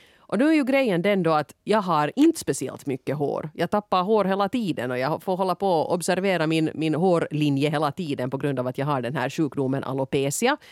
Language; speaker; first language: Swedish; native; Swedish